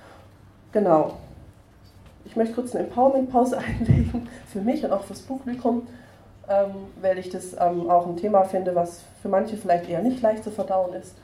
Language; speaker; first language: German; native; German